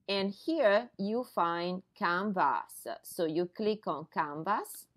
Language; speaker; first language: English; non-native, fluent; Italian